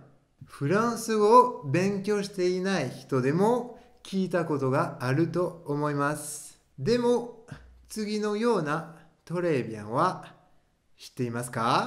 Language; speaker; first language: Japanese; non-native, fluent; French